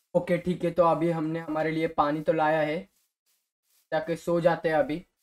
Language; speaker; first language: Hindi; native; Hindi